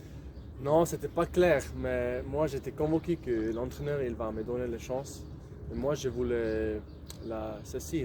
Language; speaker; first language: French; non-native, local second language; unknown